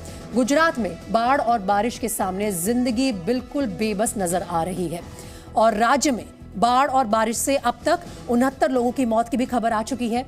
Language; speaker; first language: Hindi; native; Hindi